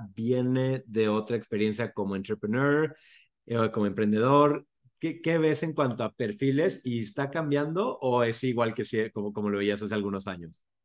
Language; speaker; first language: Spanish; native; Spanish